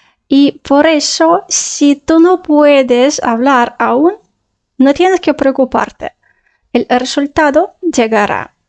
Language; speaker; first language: Spanish; non-native, fluent; Russian